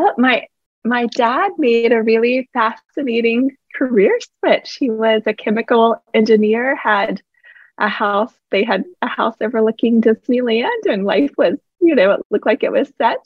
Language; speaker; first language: English; native; English